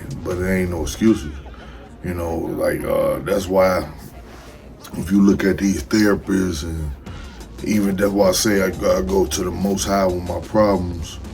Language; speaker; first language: English; native; English